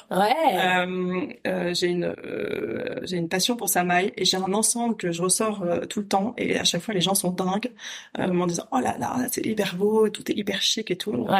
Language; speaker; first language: French; native; French